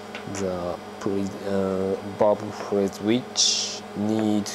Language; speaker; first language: English; non-native, learner; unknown